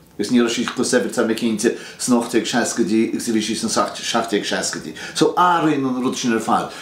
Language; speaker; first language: Irish; native; Irish